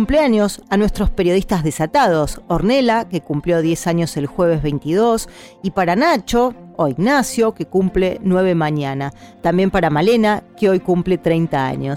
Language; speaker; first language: Spanish; native; Spanish